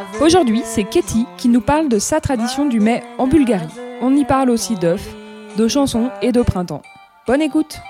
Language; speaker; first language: French; native; French